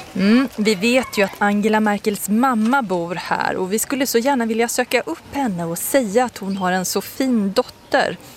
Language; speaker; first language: Swedish; native; Swedish